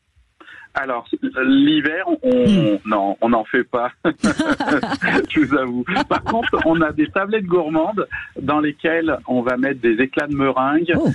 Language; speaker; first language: French; native; French